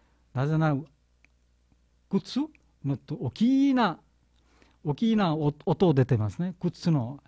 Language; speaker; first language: Japanese; non-native, learner; Bangla